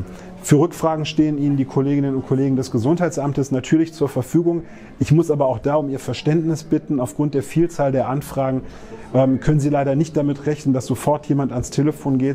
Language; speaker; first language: German; native; German